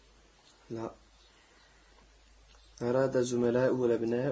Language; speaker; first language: Arabic; non-native, learner; French